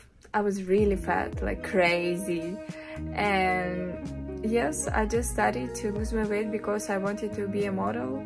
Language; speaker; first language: English; non-native, fluent; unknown